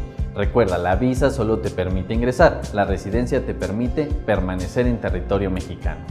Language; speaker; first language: Spanish; native; Spanish